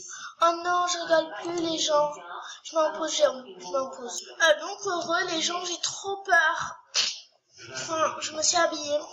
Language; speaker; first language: French; native; French